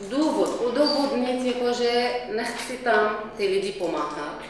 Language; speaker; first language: Czech; non-native, fluent; Arabic